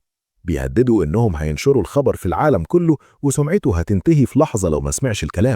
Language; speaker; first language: Arabic; native; Arabic